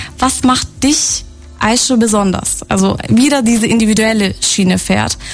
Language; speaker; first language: German; early bilingual, other home language; Turkish